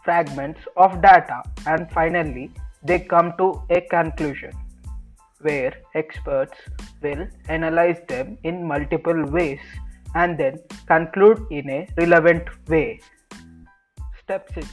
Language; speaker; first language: English; non-native, local second language; Telugu